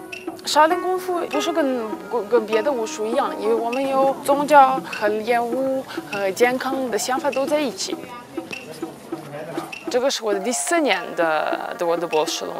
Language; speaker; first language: Chinese; non-native, fluent; Serbian